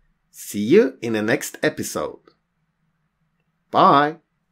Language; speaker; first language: English; non-native, fluent; Norwegian